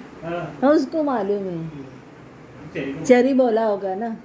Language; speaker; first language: Hindi; non-native, local second language; Malayalam